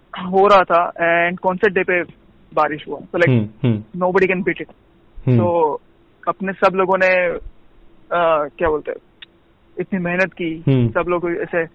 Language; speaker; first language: Hindi; non-native, local second language; Gujarati